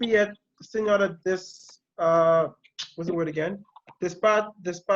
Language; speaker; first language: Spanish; non-native, learner; English